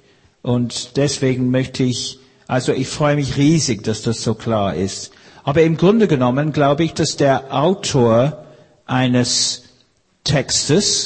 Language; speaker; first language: German; non-native, fluent; English